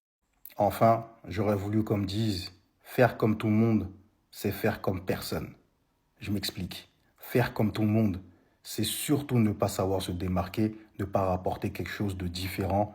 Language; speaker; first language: French; native; French